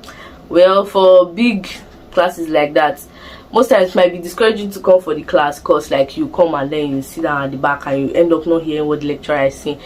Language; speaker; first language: English; non-native, local second language; Igbo